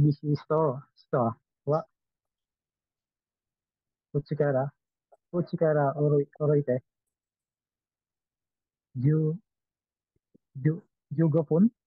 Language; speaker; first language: Japanese; non-native, learner; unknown